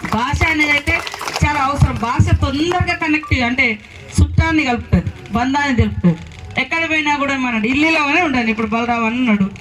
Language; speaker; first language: Telugu; non-native, local second language; Koya